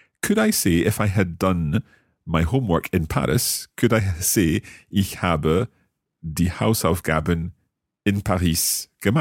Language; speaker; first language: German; non-native, learner; English